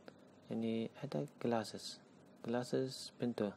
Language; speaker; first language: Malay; non-native, learner; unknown